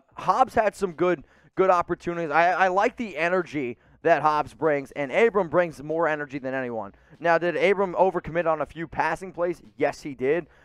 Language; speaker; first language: English; native; English